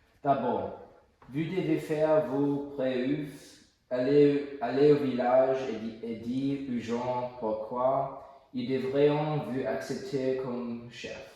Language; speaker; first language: French; non-native, learner; English